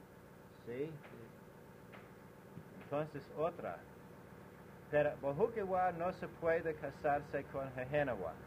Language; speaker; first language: Spanish; non-native, learner; English